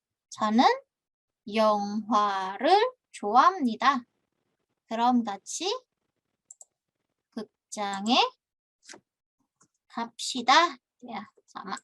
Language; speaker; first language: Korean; non-native, fluent; Indonesian